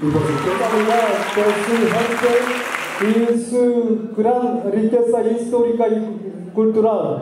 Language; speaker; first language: Spanish; non-native, learner; Korean